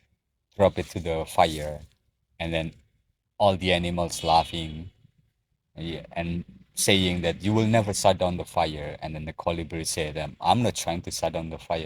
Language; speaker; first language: English; non-native, learner; Indonesian